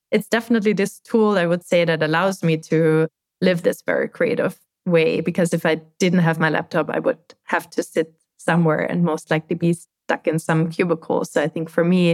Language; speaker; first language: English; non-native, fluent; German